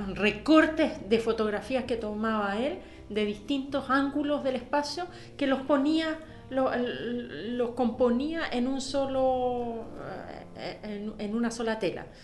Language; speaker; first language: Spanish; native; Spanish